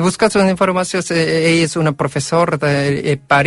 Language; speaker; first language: Catalan; non-native, learner; Korean